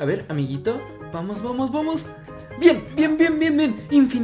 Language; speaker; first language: Spanish; native; Spanish